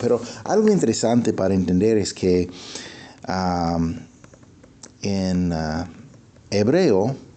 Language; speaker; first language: Spanish; non-native, fluent; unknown